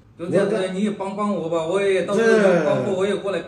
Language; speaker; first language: Chinese; native; Chinese